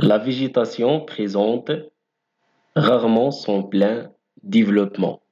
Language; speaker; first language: French; non-native, local second language; Arabic